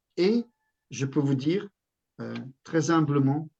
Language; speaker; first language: French; native; French